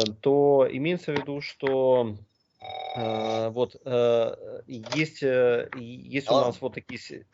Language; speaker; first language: Russian; native; Russian